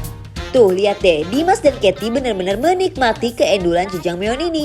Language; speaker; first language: Indonesian; native; Indonesian